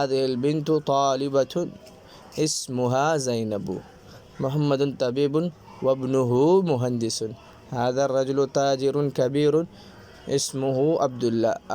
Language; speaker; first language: Arabic; non-native, fluent; Urdu